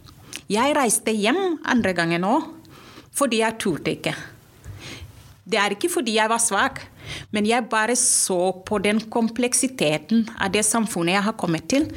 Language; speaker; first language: Norwegian; non-native, fluent; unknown